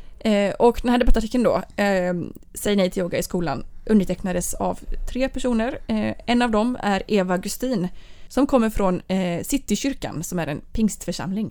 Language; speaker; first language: Swedish; native; Swedish